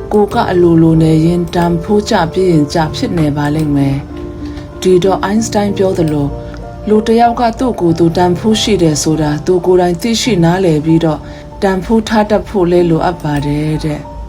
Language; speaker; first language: Burmese; non-native, local second language; Hakha Chin